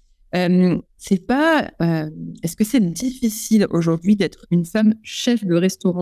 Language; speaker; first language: French; native; French